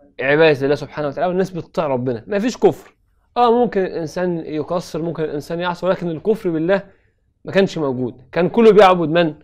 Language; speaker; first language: Arabic; native; Arabic